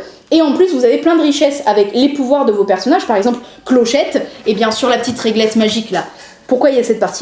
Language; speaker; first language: French; native; French